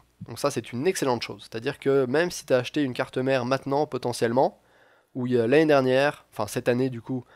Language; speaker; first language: French; native; French